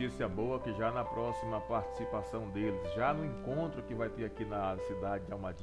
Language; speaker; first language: Portuguese; native; Portuguese